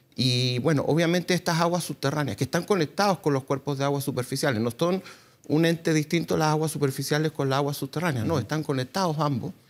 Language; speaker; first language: Spanish; native; Spanish